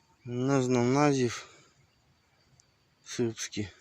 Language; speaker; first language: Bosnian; non-native, learner; Russian